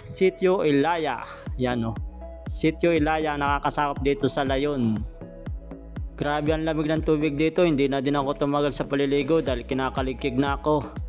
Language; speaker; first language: Filipino; native; Filipino